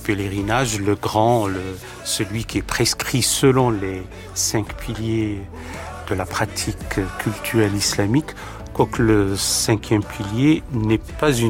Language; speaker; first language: French; native; French